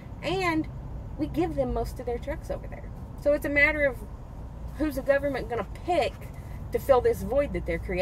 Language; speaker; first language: English; native; English